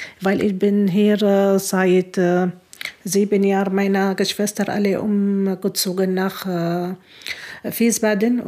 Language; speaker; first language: German; non-native, learner; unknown